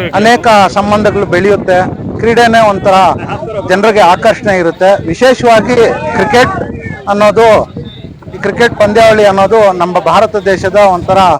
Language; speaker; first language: Kannada; native; Kannada